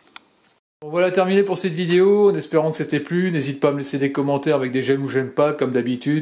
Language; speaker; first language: French; native; French